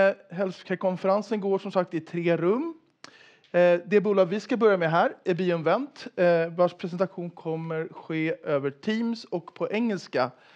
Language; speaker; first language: Swedish; native; Swedish